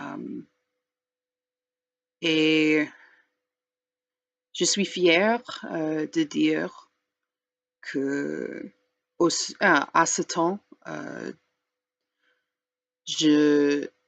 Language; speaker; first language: French; non-native, learner; English